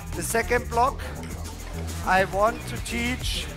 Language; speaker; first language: English; non-native, learner; German